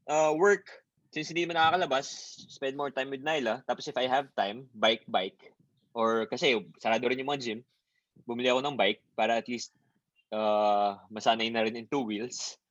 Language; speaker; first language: Filipino; non-native, local second language; Bikol